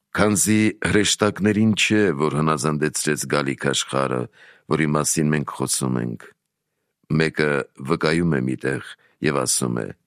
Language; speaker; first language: Armenian; native; Armenian